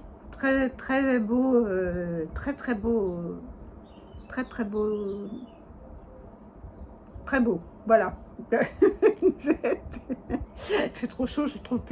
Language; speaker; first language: French; native; French